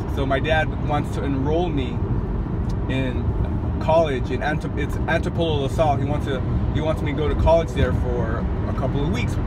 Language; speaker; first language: English; native; English